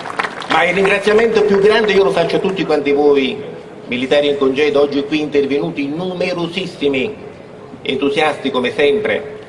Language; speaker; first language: Italian; native; Italian